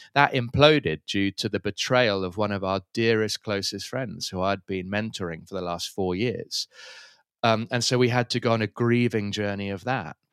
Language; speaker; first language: English; native; English